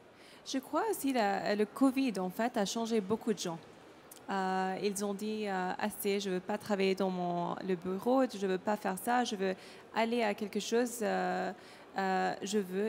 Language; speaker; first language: French; non-native, learner; Arabic